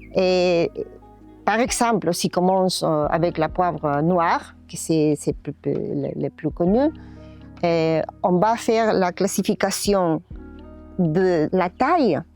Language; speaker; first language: French; non-native, learner; Spanish